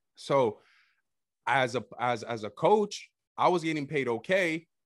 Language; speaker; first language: English; early bilingual, other home language; Spanish